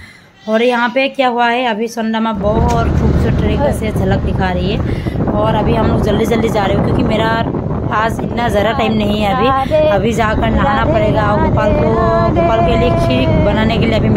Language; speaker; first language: Hindi; non-native, local second language; Assamese